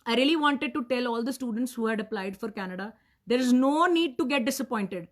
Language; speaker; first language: English; non-native, local second language; Punjabi